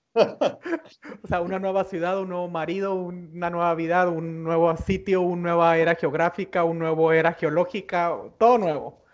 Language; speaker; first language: Spanish; native; Spanish